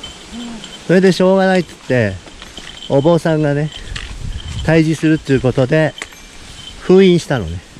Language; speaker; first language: Japanese; native; Japanese